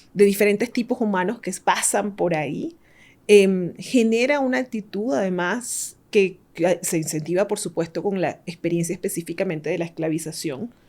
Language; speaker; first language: Spanish; native; Spanish